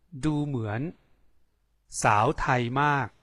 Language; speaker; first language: Thai; non-native, fluent; Chinese